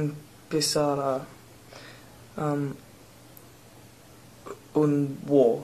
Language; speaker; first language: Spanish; non-native, learner; English